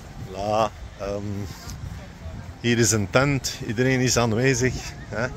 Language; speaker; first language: Dutch; non-native, fluent; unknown